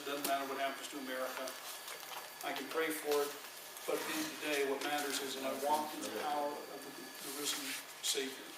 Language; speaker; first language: English; native; English